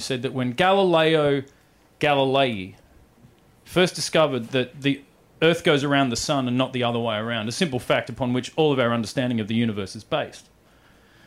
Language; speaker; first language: English; native; English